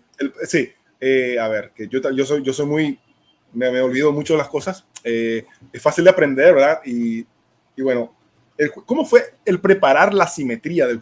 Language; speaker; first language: Spanish; non-native, fluent; Portuguese